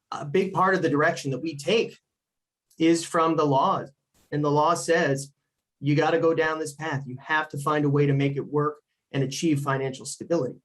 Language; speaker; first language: English; native; English